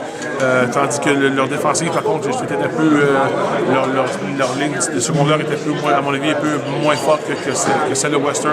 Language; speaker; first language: French; native; French